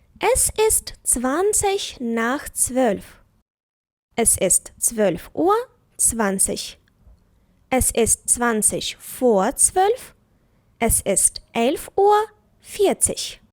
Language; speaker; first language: German; non-native, fluent; Ukrainian